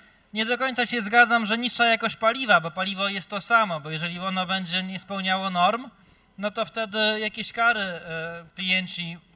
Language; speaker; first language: Polish; native; Polish